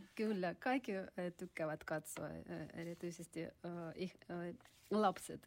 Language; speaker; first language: Finnish; non-native, learner; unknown